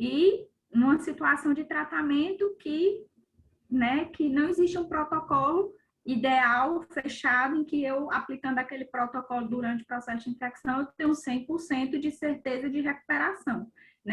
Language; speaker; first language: Portuguese; native; Portuguese